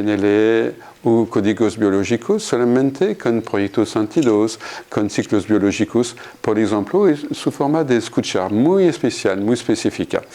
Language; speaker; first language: Spanish; non-native, fluent; French